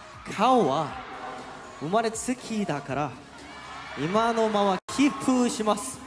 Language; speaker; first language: Japanese; non-native, learner; Korean